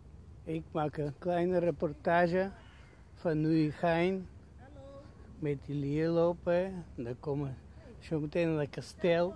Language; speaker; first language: Dutch; non-native, learner; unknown